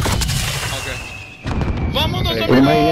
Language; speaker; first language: Spanish; early bilingual, heritage; English